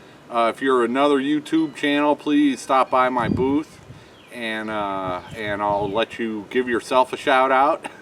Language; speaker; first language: English; native; English